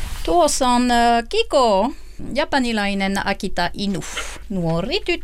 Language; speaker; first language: Finnish; non-native, fluent; French